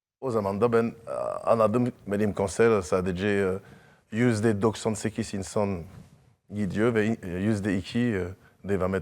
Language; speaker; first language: Turkish; non-native, learner; French